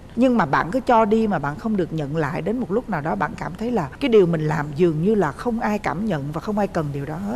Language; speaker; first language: Vietnamese; native; Vietnamese